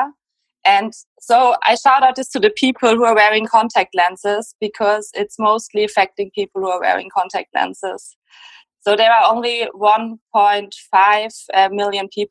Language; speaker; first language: English; non-native, fluent; German